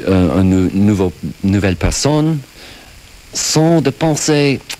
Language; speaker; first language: French; non-native, fluent; English